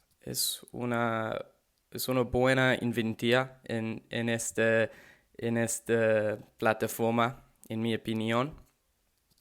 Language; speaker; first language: Spanish; non-native, learner; English